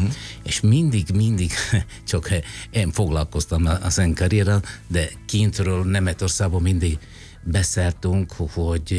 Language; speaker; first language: Hungarian; non-native, fluent; Italian